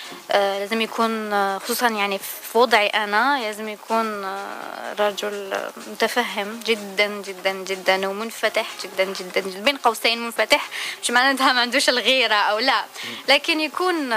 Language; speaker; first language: Arabic; native; Arabic